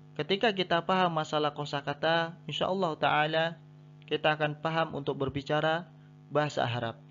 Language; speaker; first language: Indonesian; native; Indonesian